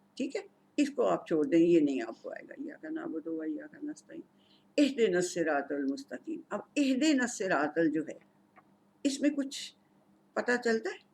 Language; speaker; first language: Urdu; non-native, local second language; Punjabi